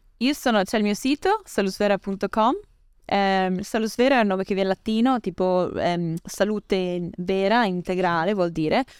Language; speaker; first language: Italian; early bilingual, other home language; English